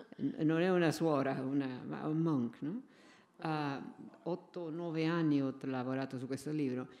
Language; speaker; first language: Italian; non-native, fluent; Spanish